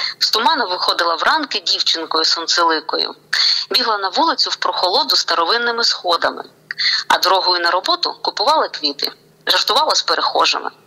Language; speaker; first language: Ukrainian; non-native, local second language; Russian